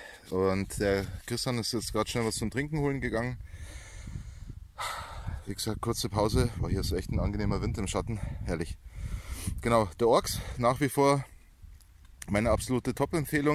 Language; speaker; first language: German; native; German